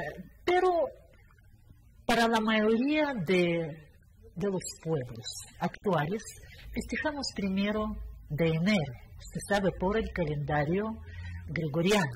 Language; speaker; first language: Spanish; non-native, fluent; Russian